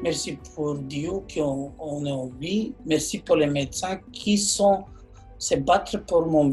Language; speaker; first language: French; non-native, learner; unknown